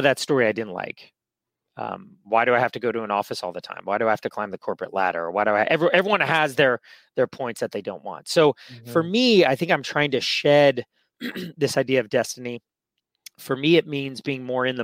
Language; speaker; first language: English; native; English